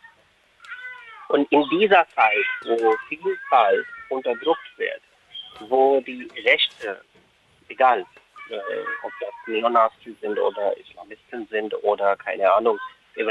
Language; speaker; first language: German; non-native, fluent; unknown